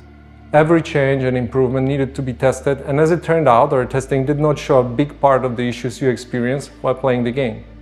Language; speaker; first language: English; non-native, fluent; Polish